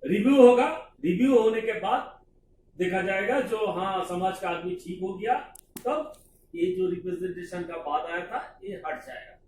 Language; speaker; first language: Hindi; non-native, local second language; Bangla